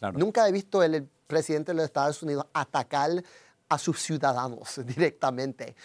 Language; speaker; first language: Spanish; early bilingual, heritage; Spanish